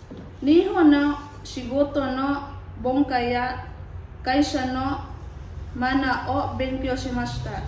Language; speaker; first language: Japanese; non-native, learner; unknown